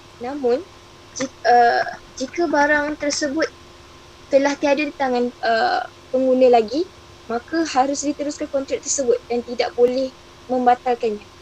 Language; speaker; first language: Malay; native; Malay